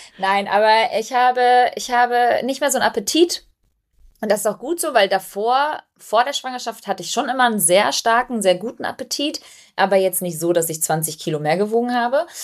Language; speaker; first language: German; early bilingual, other home language; Albanian